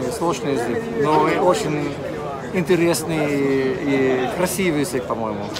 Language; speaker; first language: Russian; non-native, fluent; Swedish